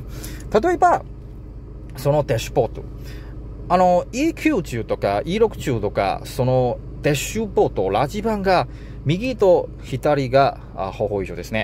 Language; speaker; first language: Japanese; non-native, learner; Chinese